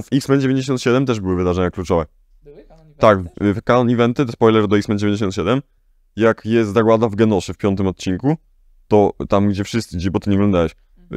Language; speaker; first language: Polish; native; Polish